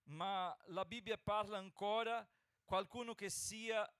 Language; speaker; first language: Italian; non-native, fluent; Portuguese